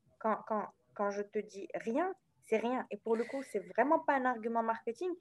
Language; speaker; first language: French; non-native, local second language; Arabic